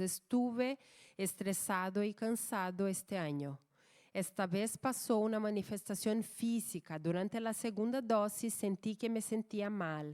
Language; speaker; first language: Spanish; non-native, fluent; Portuguese